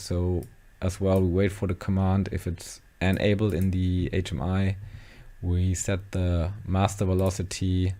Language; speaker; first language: English; non-native, fluent; German